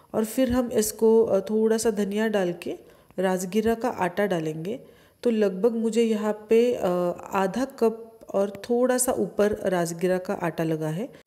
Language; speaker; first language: Hindi; non-native, local second language; Marathi